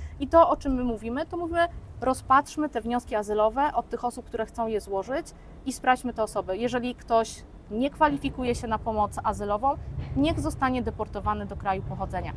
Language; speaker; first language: Polish; native; Polish